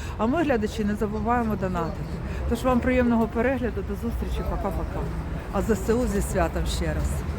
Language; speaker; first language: Ukrainian; non-native, local second language; Russian